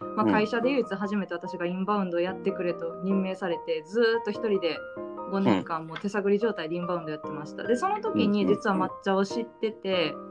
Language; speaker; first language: Japanese; native; Japanese